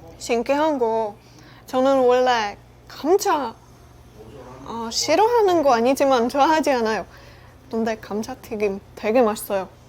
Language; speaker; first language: Korean; non-native, learner; Czech